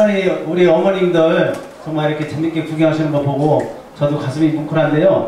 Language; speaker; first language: Korean; native; Korean